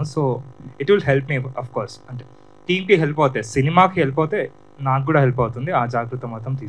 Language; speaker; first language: Telugu; native; Telugu